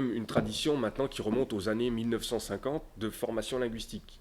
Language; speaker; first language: French; native; French